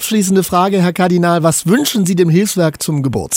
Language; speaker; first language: German; native; German